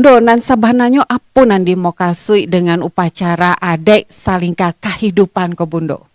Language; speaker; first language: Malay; non-native, local second language; Minangkabau